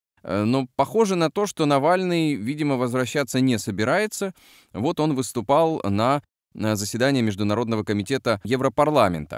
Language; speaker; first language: Russian; native; Russian